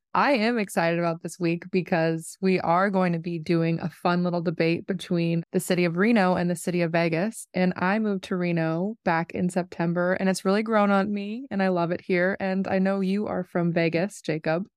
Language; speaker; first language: English; native; English